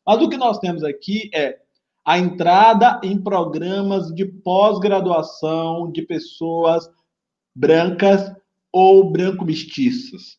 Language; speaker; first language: Portuguese; native; Portuguese